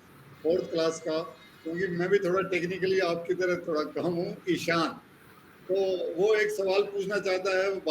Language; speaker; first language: Hindi; native; Hindi